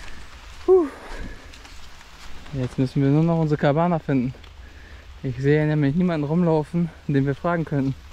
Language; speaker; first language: German; native; German